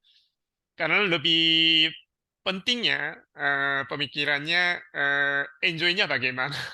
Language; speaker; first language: Indonesian; non-native, learner; Korean